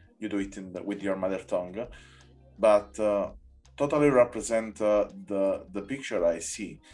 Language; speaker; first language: English; non-native, learner; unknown